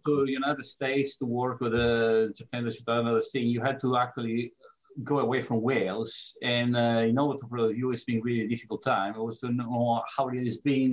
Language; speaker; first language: English; non-native, fluent; Italian